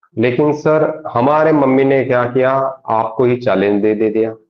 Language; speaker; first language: Hindi; non-native, local second language; Marathi